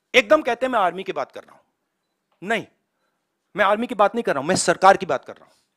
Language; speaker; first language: Hindi; native; Hindi